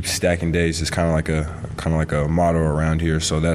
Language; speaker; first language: English; native; English